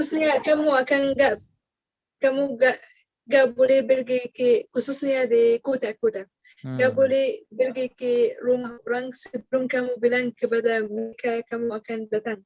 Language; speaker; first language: Indonesian; non-native, learner; Arabic